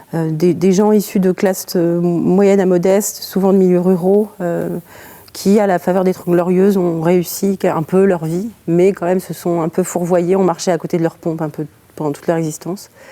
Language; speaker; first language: French; native; French